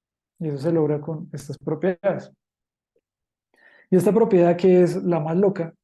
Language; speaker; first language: Spanish; native; Spanish